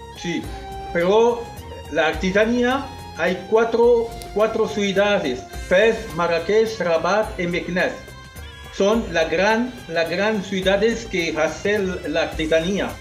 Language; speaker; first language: Spanish; non-native, local second language; Arabic